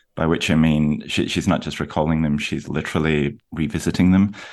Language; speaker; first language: English; native; English